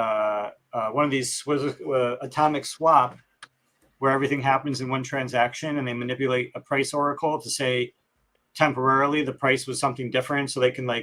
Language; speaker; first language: English; native; English